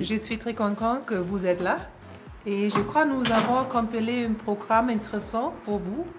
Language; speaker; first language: French; non-native, fluent; German